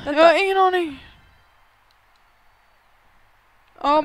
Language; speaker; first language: Swedish; native; Swedish